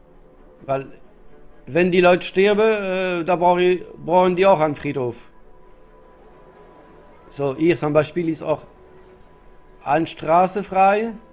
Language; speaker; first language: German; non-native, learner; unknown